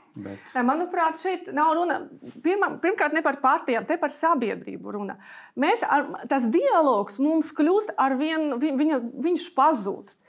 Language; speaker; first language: Latvian; non-native, local second language; Russian